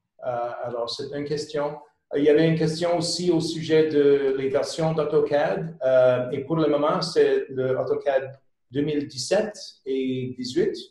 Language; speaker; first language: French; non-native, local second language; English